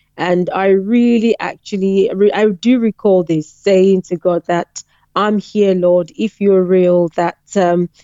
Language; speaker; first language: English; non-native, local second language; Yoruba